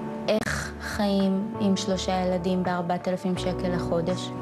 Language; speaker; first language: Hebrew; native; Hebrew